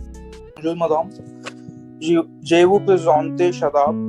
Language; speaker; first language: French; non-native, learner; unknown